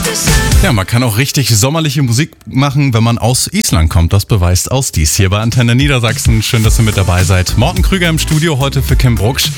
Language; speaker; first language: German; native; German